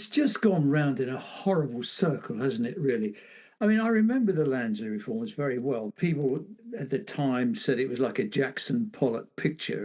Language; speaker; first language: English; native; English